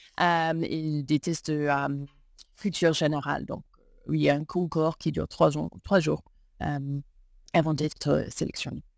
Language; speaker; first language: French; non-native, fluent; English